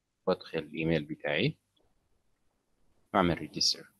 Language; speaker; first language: Arabic; native; Arabic